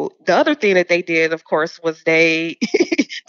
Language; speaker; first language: English; native; English